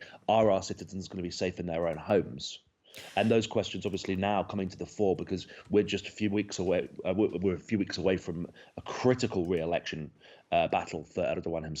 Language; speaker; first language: English; native; English